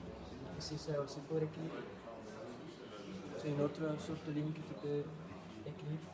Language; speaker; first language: French; non-native, fluent; Dutch